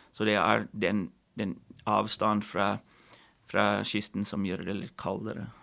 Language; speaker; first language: Norwegian; non-native, fluent; English